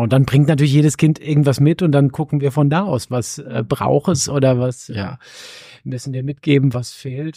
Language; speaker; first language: German; native; German